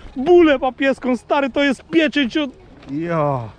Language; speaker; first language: Polish; native; Polish